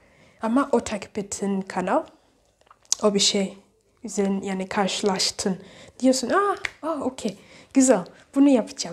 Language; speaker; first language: Turkish; non-native, learner; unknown